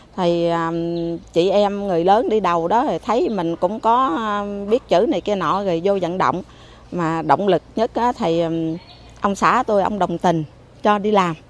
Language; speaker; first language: Vietnamese; non-native, local second language; Khmer